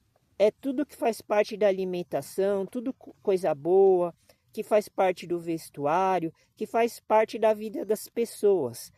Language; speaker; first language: Portuguese; native; Portuguese